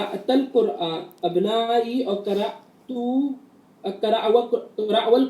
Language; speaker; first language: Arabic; non-native, learner; Urdu